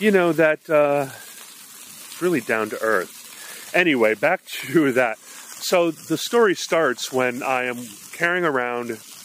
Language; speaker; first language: English; native; English